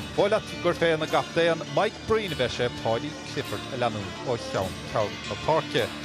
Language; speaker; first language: Irish; native; Irish